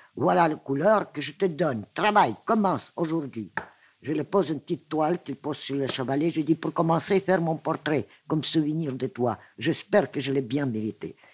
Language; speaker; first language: French; non-native, fluent; Russian